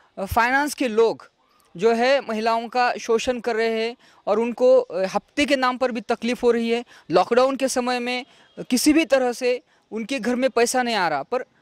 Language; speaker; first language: Hindi; non-native, local second language; Marathi